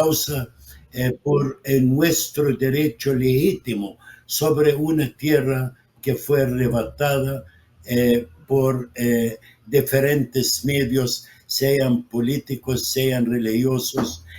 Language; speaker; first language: Spanish; non-native, fluent; Arabic